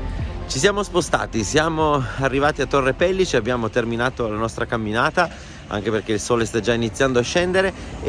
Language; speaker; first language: Italian; native; Italian